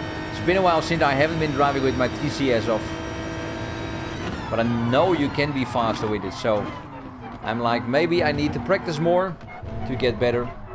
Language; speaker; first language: English; non-native, fluent; Dutch